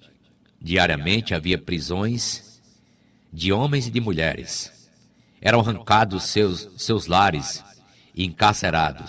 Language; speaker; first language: Portuguese; native; Portuguese